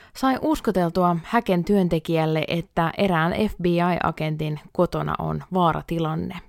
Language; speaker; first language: Finnish; native; Finnish